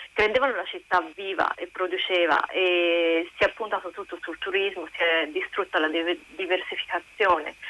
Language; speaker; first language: Italian; native; Italian